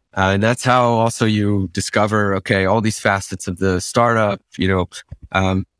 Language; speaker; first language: English; native; English